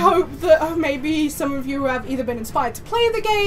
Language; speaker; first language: English; native; English